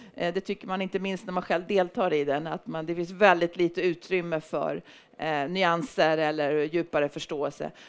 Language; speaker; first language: Swedish; native; Swedish